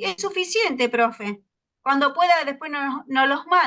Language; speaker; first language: Spanish; native; Spanish